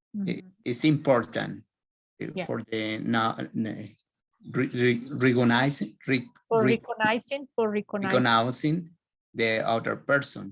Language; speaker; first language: English; non-native, learner; Spanish